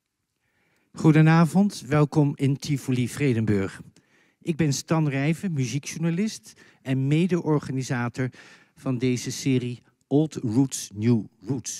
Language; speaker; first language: Dutch; native; Dutch